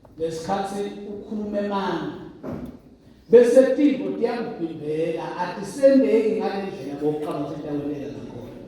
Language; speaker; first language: Zulu; non-native, local second language; Swati